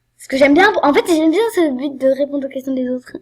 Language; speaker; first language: French; native; French